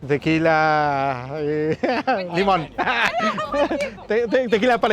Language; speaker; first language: Spanish; native; Spanish